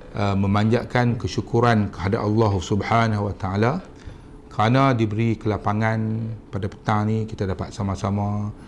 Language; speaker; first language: Malay; native; Malay